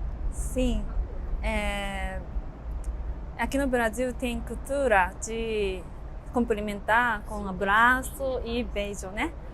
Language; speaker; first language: Portuguese; non-native, learner; Japanese